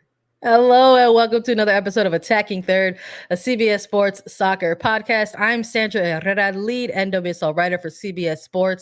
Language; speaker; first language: English; native; English